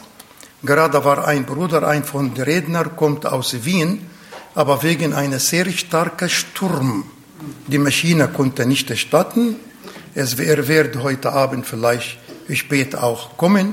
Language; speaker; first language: German; non-native, fluent; Arabic